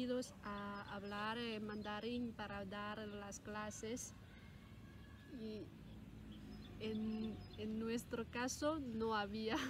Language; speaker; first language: Spanish; non-native, fluent; Cantonese